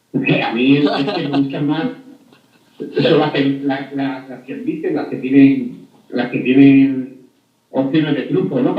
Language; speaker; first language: Spanish; native; Spanish